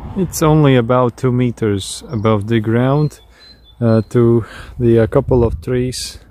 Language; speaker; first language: English; non-native, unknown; Slovak